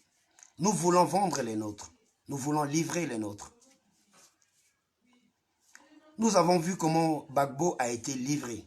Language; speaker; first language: French; non-native, local second language; Lingala